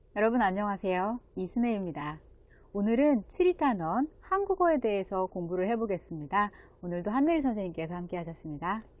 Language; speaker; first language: Korean; native; Korean